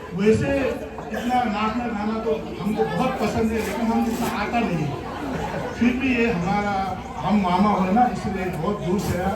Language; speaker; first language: Hindi; non-native, learner; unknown